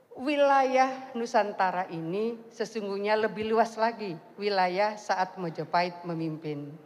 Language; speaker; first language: Indonesian; native; Indonesian